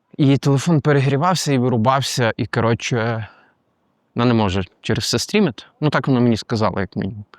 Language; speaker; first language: Ukrainian; native; Ukrainian